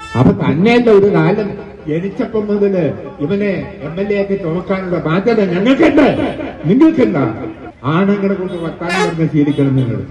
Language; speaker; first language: Malayalam; native; Malayalam